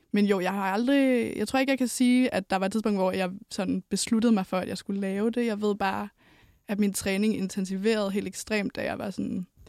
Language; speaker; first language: Danish; native; Danish